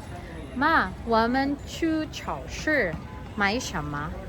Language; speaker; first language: Chinese; non-native, learner; Filipino